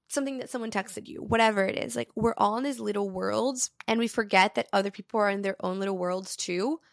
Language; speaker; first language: English; early bilingual, other home language; Portuguese